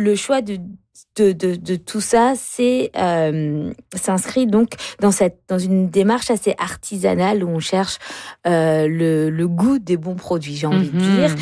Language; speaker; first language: French; native; French